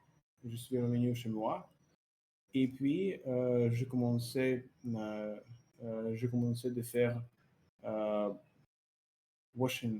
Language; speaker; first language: French; non-native, learner; Russian